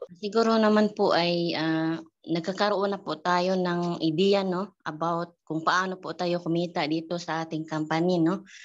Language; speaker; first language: Filipino; non-native, local second language; Cebuano